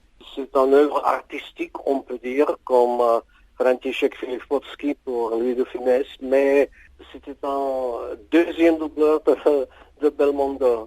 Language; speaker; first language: French; non-native, fluent; Czech